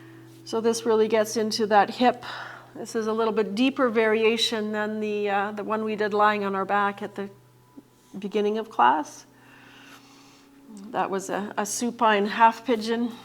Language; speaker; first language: English; native; English